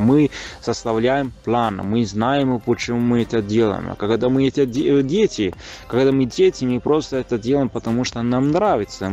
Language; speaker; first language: Russian; non-native, fluent; Italian